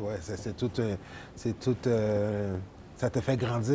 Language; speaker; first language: French; native; French